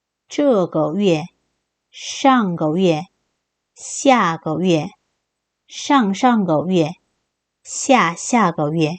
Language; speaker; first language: Chinese; non-native, fluent; Korean